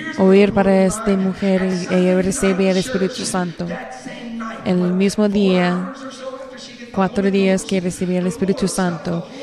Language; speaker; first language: Spanish; non-native, learner; English